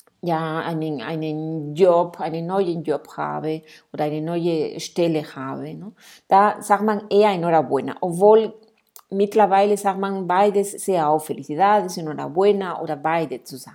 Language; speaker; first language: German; non-native, fluent; Spanish